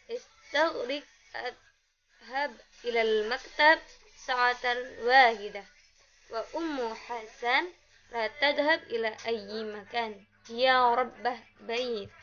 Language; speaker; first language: Arabic; non-native, learner; Indonesian